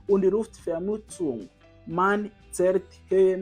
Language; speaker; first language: German; non-native, learner; Kinyarwanda